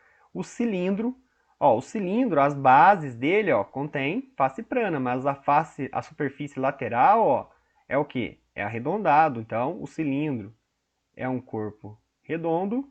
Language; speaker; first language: Portuguese; native; Portuguese